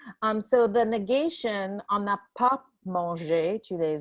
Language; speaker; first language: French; non-native, fluent; English